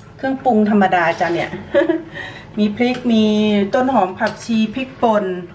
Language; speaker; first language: Thai; native; Thai